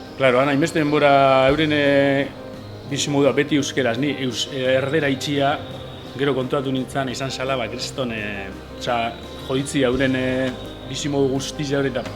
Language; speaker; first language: Basque; non-native, local second language; Spanish